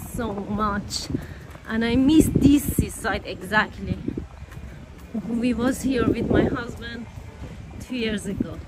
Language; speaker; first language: English; non-native, learner; Persian